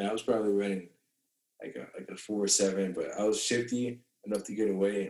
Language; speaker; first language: English; native; English